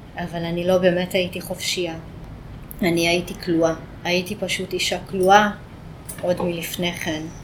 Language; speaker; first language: Hebrew; non-native, fluent; Hungarian